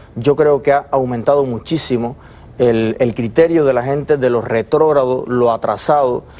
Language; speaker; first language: Spanish; native; Spanish